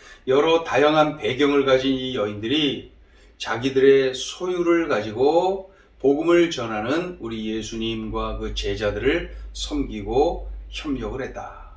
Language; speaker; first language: Korean; native; Korean